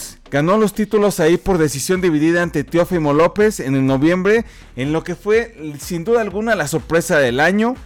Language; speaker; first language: Spanish; native; Spanish